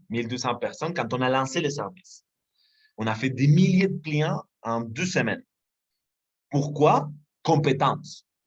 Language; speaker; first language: French; non-native, fluent; Spanish